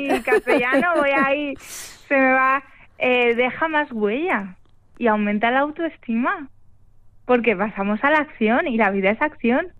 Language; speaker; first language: Spanish; native; Spanish